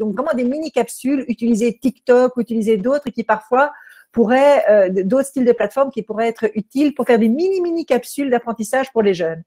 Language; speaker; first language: French; native; French